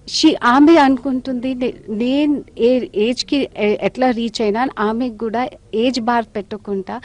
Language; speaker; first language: Telugu; non-native, local second language; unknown